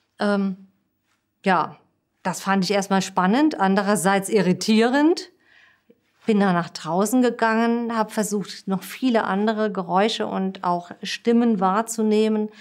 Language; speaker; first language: German; native; German